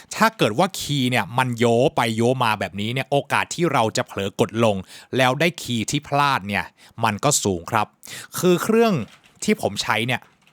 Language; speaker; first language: Thai; native; Thai